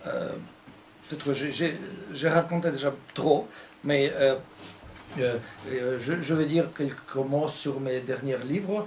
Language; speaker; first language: French; non-native, fluent; Russian